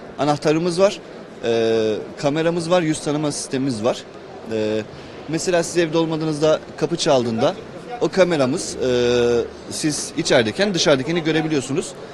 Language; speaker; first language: Turkish; native; Turkish